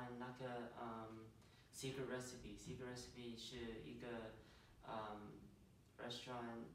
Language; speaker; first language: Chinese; non-native, learner; English